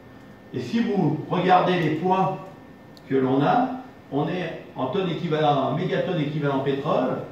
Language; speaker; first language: French; native; French